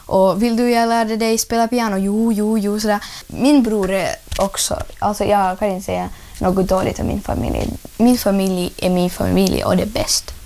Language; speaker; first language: Swedish; non-native, learner; Russian